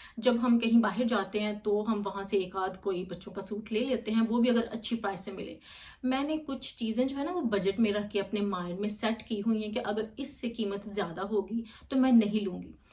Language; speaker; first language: Urdu; native; Urdu